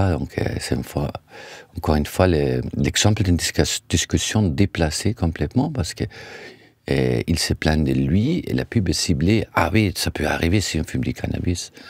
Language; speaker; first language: French; non-native, fluent; German